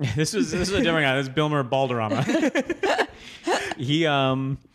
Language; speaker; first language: English; native; English